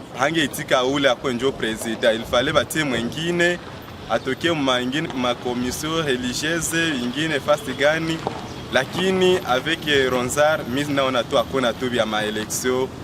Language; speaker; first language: Swahili; native; Swahili